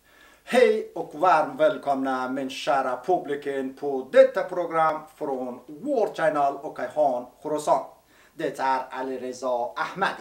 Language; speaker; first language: Swedish; non-native, learner; Persian